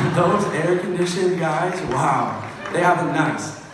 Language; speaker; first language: English; native; English